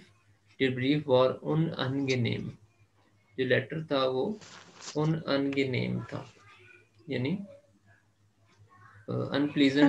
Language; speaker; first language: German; non-native, fluent; Urdu